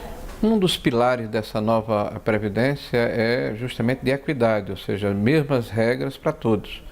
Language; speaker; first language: Portuguese; native; Portuguese